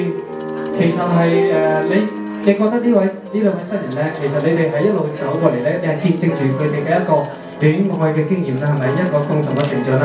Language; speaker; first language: Cantonese; native; Cantonese